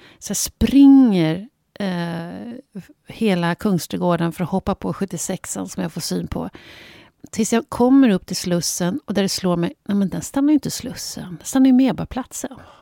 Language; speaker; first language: Swedish; native; Swedish